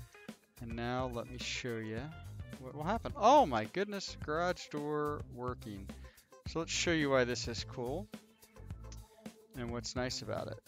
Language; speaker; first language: English; native; English